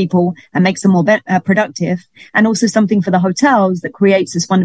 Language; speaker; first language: English; native; English